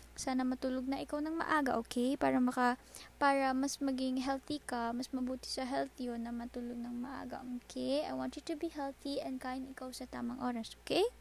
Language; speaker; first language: Filipino; native; Filipino